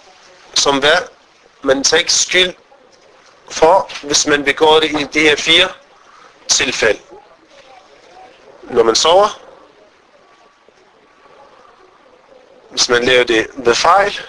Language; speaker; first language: Danish; non-native, fluent; Arabic